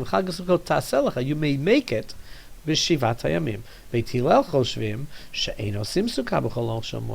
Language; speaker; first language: Hebrew; non-native, fluent; English